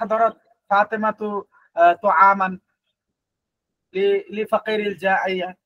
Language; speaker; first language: Arabic; non-native, learner; Bangla